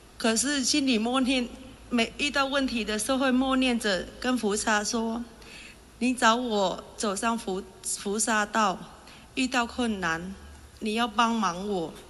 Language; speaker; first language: Chinese; non-native, fluent; Vietnamese